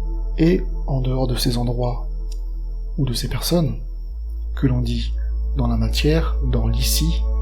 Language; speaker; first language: French; native; French